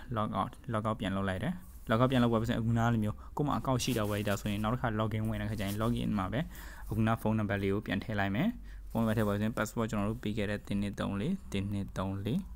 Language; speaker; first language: Burmese; native; Burmese